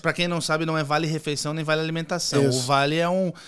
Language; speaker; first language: Portuguese; native; Portuguese